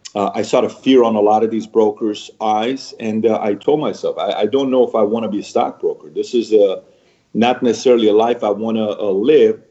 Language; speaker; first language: English; early bilingual, other home language; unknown